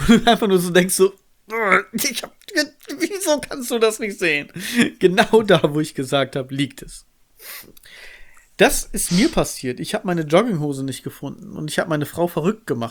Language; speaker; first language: German; native; German